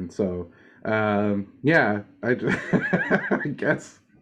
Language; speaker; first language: English; native; English